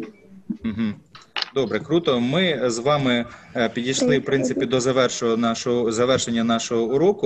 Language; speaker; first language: Ukrainian; native; Ukrainian